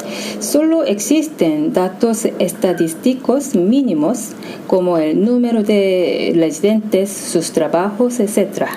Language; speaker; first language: Spanish; non-native, fluent; Korean